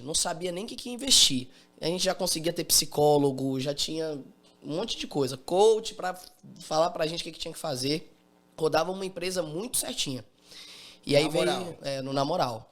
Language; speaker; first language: Portuguese; native; Portuguese